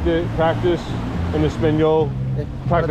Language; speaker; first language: Spanish; non-native, learner; English